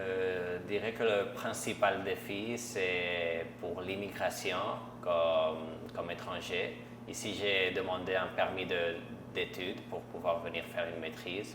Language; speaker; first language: French; non-native, fluent; Catalan